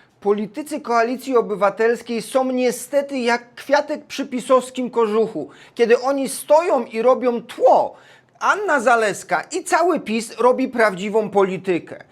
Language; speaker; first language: Polish; native; Polish